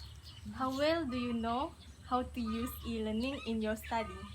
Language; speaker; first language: English; non-native, learner; Malay